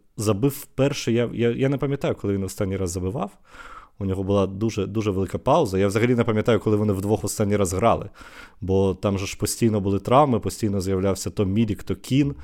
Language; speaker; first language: Ukrainian; native; Ukrainian